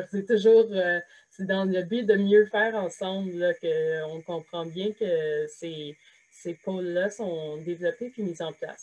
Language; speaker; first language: French; native; French